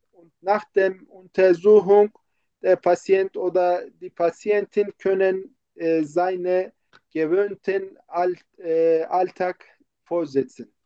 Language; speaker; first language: German; non-native, fluent; Turkish